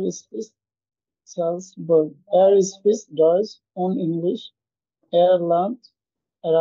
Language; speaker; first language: German; non-native, learner; Bangla